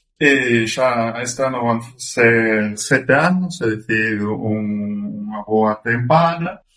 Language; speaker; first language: Galician; non-native, fluent; German